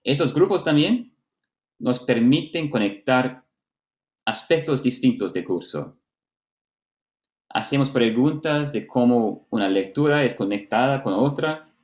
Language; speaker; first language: Spanish; non-native, fluent; Portuguese